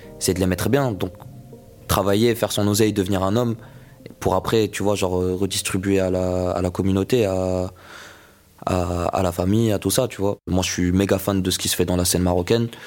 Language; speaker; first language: French; non-native, local second language; Arabic